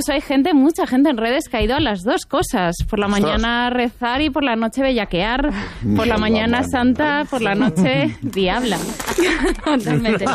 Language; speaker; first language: Spanish; native; Spanish